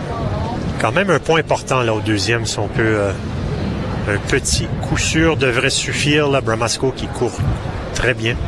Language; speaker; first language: French; native; French